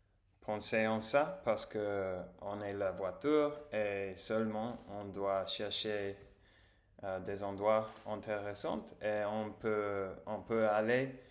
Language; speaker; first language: French; non-native, learner; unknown